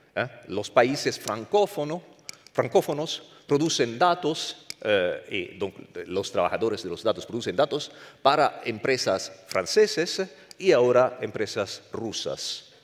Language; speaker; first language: Spanish; non-native, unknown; Italian